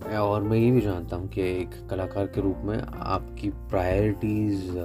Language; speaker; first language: Hindi; native; Hindi